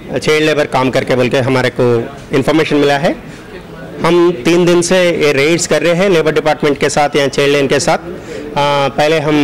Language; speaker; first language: Hindi; non-native, local second language; Telugu